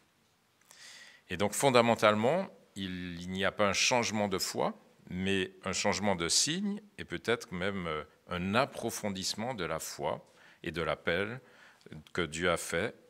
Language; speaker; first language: French; native; French